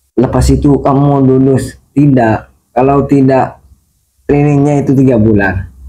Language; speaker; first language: Indonesian; native; Indonesian